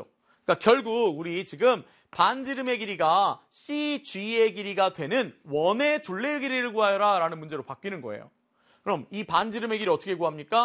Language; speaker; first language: Korean; native; Korean